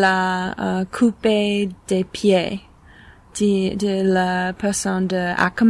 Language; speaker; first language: French; non-native, learner; English